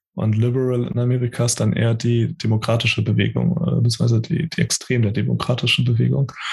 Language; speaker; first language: German; early bilingual, other home language; Portuguese